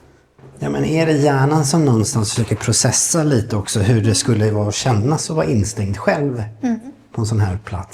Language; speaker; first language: Swedish; native; Swedish